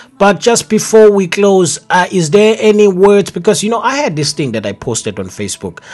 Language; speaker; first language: English; non-native, local second language; Zulu